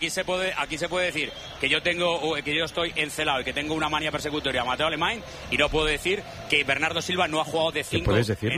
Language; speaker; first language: Spanish; native; Spanish